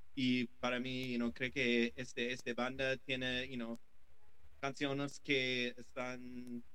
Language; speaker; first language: Spanish; non-native, learner; English